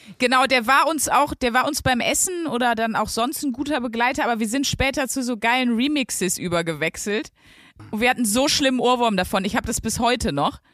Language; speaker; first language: German; native; German